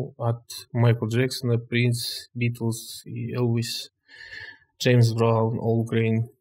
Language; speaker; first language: Russian; non-native, local second language; Kazakh